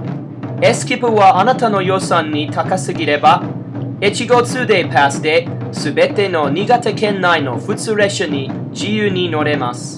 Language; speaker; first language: Japanese; non-native, learner; English